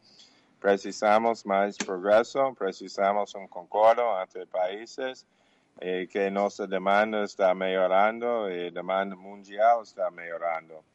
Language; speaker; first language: Portuguese; non-native, learner; English